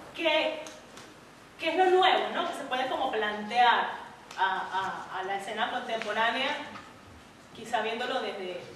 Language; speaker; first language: Spanish; native; Spanish